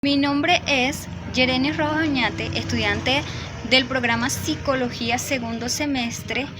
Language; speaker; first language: Spanish; native; Spanish